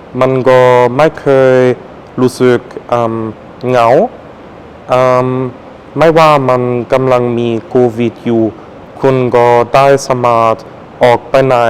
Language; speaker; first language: Thai; non-native, fluent; German